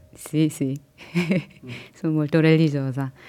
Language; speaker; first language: Italian; non-native, learner; Korean